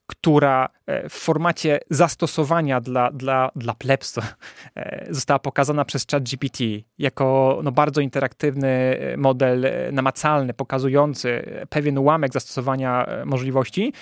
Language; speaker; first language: Polish; native; Polish